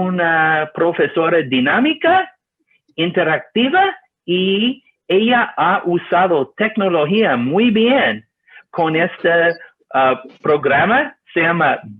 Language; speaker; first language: Spanish; non-native, learner; English